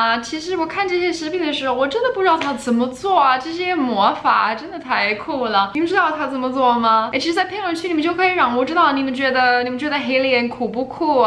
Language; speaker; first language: Chinese; non-native, fluent; English